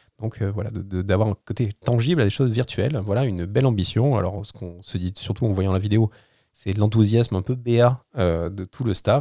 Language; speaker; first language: French; native; French